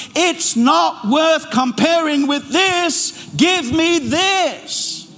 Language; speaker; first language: English; native; English